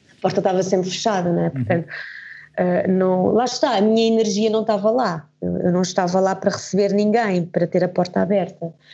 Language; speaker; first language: Portuguese; early bilingual, heritage; Portuguese